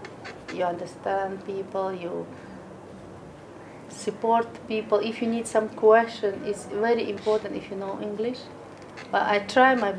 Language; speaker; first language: English; non-native, learner; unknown